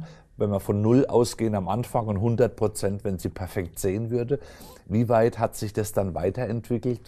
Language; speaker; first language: German; native; German